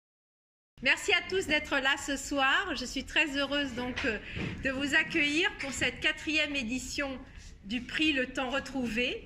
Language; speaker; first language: French; native; French